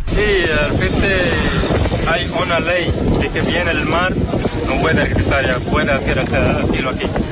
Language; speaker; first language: Spanish; non-native, learner; Arabic